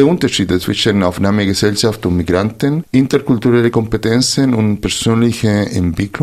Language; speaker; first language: German; non-native, fluent; Spanish